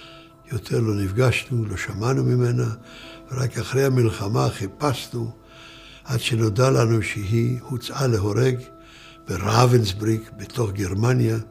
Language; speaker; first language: Hebrew; early bilingual, other home language; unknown